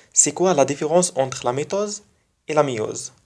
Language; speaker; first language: French; non-native, fluent; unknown